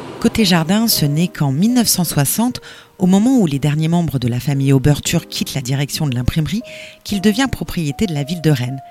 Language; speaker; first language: French; native; French